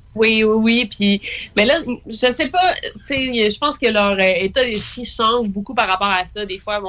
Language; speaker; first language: French; native; French